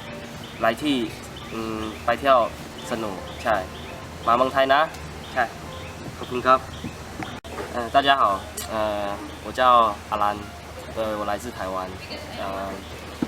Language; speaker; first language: Thai; non-native, learner; Chinese